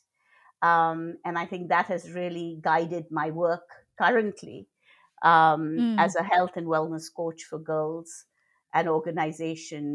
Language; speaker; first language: English; non-native, local second language; Bangla